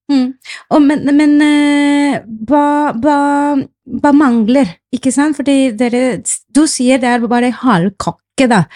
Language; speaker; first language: Norwegian; non-native, fluent; Spanish